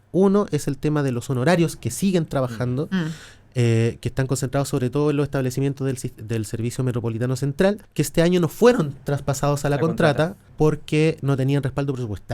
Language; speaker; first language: Spanish; native; Spanish